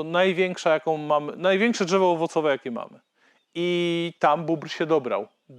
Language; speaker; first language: Polish; native; Polish